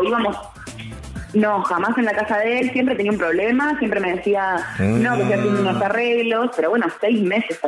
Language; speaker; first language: Spanish; native; Spanish